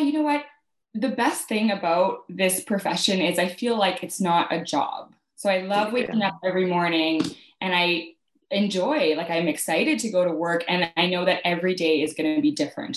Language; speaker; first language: English; native; English